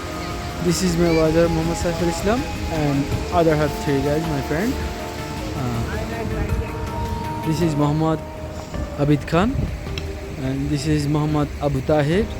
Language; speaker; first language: English; non-native, learner; Bangla